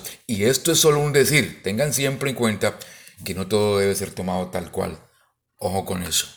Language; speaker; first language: Spanish; native; Spanish